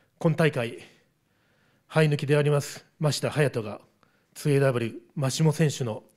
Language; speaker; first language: Japanese; native; Japanese